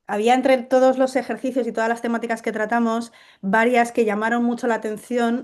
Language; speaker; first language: Spanish; native; Spanish